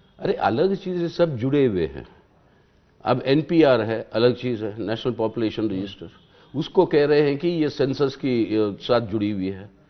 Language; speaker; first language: Hindi; non-native, local second language; Telugu